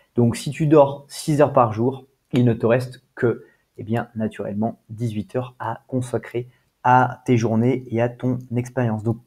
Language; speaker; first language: French; native; French